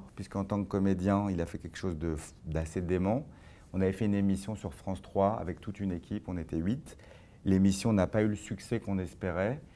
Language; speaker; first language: French; native; French